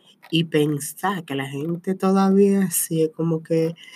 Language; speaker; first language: Spanish; early bilingual, heritage; Spanish